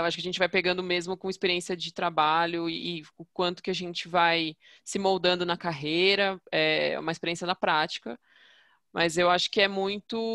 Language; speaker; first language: Portuguese; native; Portuguese